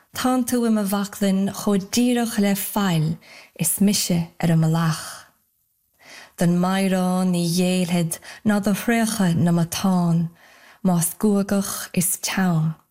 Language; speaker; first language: Irish; native; Irish